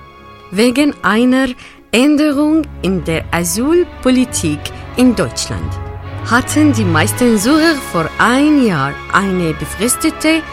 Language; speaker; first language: German; non-native, fluent; Arabic